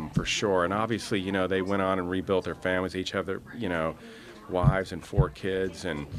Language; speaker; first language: English; native; English